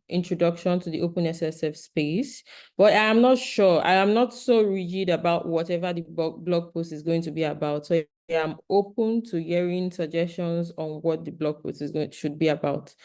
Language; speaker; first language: English; non-native, local second language; Yoruba